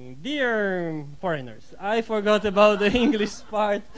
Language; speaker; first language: English; non-native, fluent; Polish